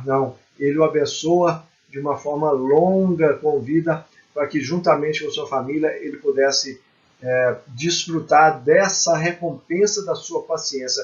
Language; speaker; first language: Portuguese; native; Portuguese